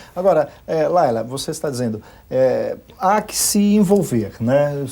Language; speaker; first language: Portuguese; native; Portuguese